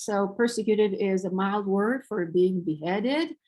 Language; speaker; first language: English; non-native, fluent; Romanian